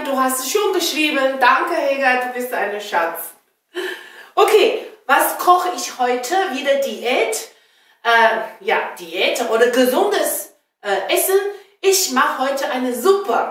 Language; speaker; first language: German; non-native, learner; Chinese